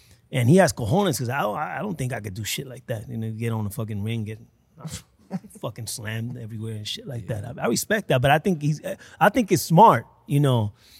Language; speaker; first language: English; early bilingual, other home language; Spanish